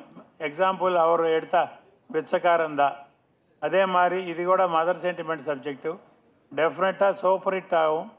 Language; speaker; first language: Tamil; non-native, local second language; Telugu